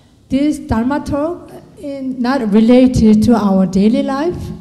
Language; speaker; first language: English; non-native, learner; Korean